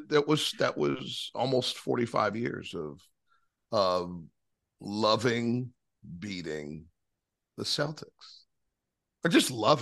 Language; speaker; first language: English; native; English